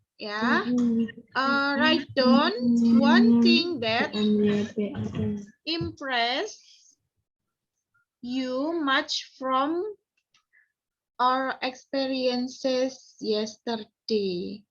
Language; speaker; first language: English; non-native, fluent; Indonesian